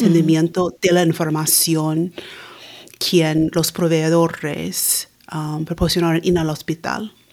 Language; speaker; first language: Spanish; early bilingual, heritage; Spanish